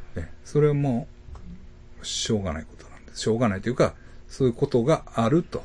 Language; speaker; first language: Japanese; native; Japanese